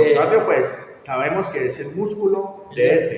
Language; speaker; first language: Spanish; native; Spanish